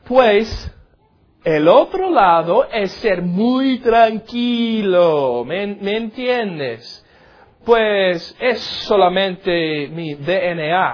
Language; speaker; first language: Spanish; non-native, learner; English